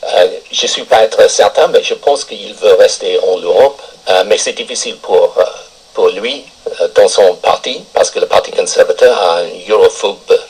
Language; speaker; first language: French; non-native, fluent; English